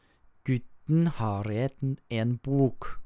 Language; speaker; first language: Norwegian; non-native, learner; English